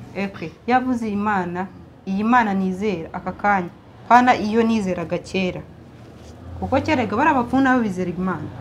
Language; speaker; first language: Kinyarwanda; early bilingual, heritage; Kinyarwanda